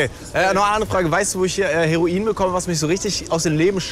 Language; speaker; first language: German; native; German